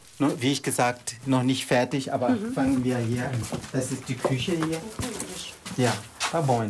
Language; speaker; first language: German; non-native, fluent; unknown